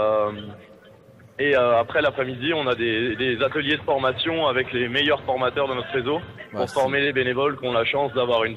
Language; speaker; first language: French; native; French